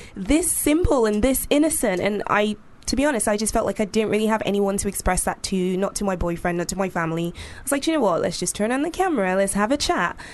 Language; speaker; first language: English; non-native, local second language; Yoruba